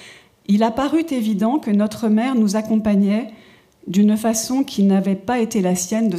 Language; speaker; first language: French; native; French